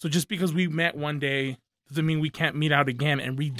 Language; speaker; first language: English; native; English